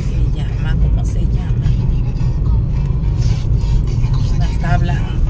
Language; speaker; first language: Spanish; native; Spanish